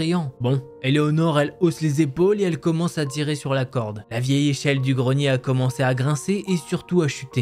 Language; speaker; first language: French; native; French